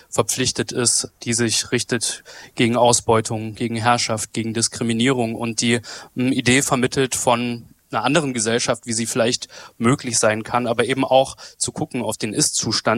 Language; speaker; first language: German; native; German